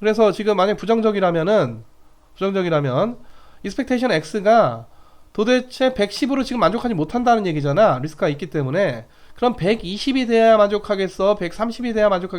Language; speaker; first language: Korean; native; Korean